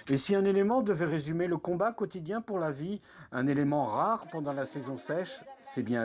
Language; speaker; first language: French; native; French